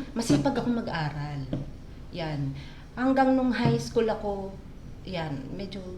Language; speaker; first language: Filipino; native; Filipino